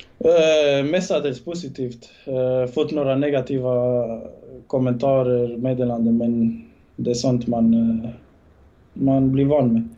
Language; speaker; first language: Swedish; early bilingual, other home language; Bosnian